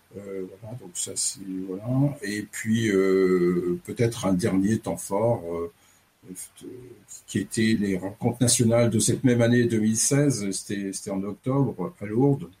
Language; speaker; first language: French; native; French